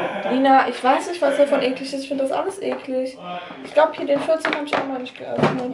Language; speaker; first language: German; native; German